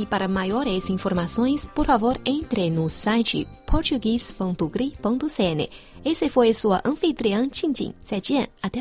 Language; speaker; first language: Portuguese; non-native, fluent; Chinese